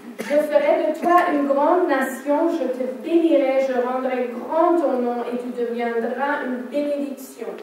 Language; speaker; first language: French; non-native, fluent; German